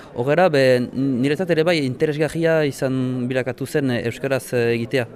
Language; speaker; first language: Basque; non-native, local second language; French